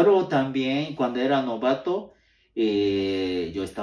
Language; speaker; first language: Spanish; non-native, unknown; Japanese